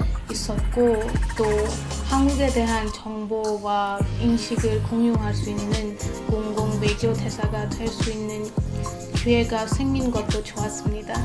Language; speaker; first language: Korean; non-native, fluent; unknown